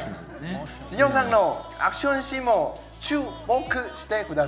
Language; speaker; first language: Japanese; non-native, learner; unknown